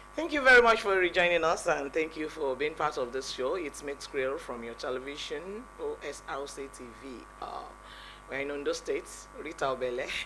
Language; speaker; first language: English; non-native, local second language; Yoruba